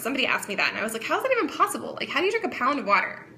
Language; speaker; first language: English; native; English